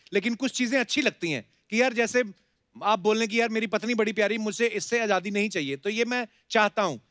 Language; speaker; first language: Hindi; non-native, local second language; Punjabi